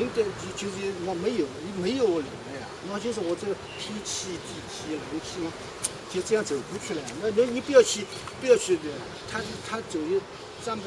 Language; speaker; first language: Chinese; native; Chinese